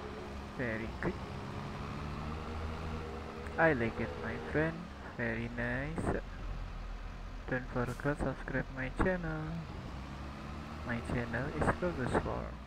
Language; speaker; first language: English; non-native, learner; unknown